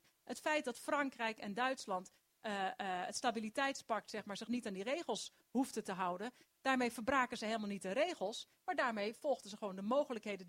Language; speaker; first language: Dutch; native; Dutch